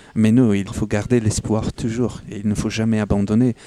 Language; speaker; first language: French; non-native, fluent; Persian